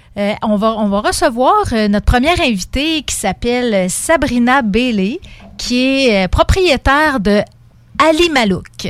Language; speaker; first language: French; native; French